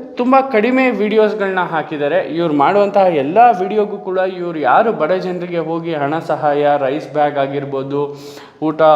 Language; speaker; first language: Kannada; native; Kannada